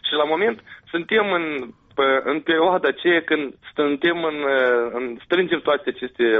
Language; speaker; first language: Romanian; native; Romanian